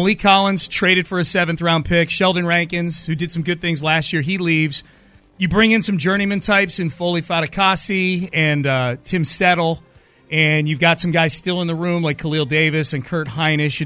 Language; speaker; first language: English; native; English